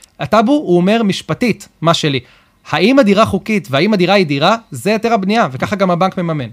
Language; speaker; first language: Hebrew; native; Hebrew